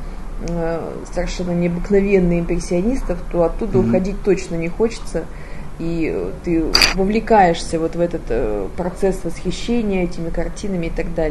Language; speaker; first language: Russian; native; Russian